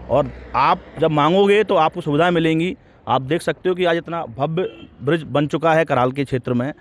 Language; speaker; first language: Hindi; native; Hindi